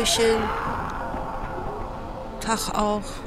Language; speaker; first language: German; native; German